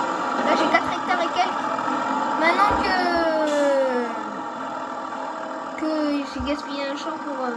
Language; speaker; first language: French; native; French